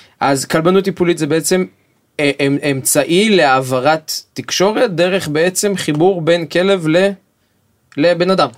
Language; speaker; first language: Hebrew; native; Hebrew